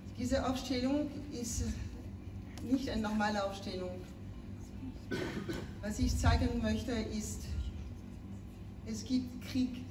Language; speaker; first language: German; non-native, fluent; Ukrainian